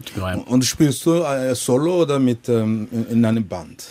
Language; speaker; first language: German; non-native, fluent; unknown